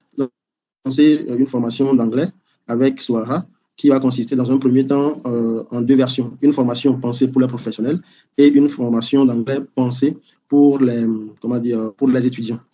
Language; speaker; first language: French; non-native, local second language; Ewe